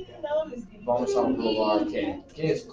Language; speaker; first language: Spanish; non-native, fluent; English